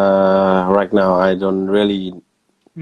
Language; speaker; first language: English; non-native, learner; Thai